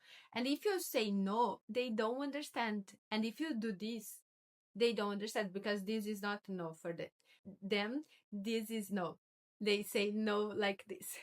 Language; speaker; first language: English; non-native, learner; Portuguese